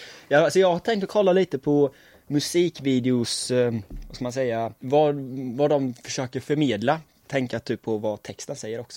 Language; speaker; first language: Swedish; native; Swedish